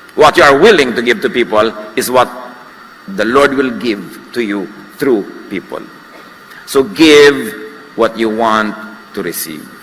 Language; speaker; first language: English; non-native, local second language; Filipino